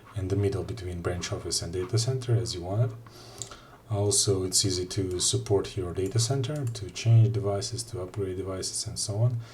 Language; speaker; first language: English; non-native, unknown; Russian